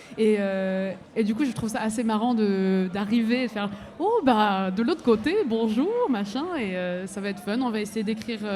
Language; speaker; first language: French; non-native, fluent; English